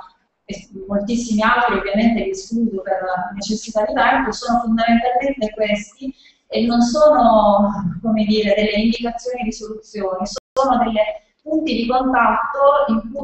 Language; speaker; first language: Italian; native; Italian